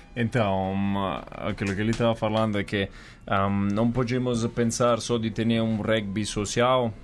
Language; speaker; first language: Portuguese; non-native, fluent; Italian